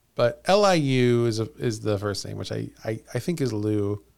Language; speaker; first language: English; native; English